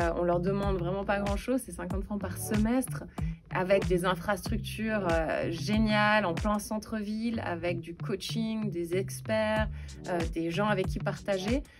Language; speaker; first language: French; native; French